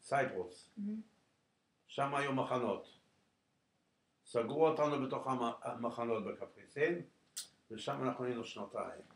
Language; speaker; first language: Hebrew; non-native, fluent; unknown